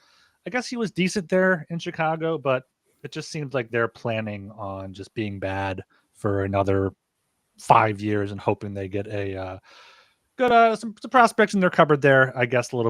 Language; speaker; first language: English; native; English